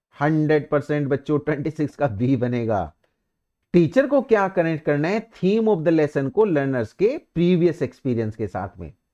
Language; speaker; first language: Hindi; native; Hindi